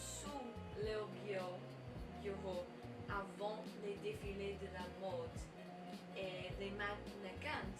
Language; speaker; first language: French; non-native, learner; English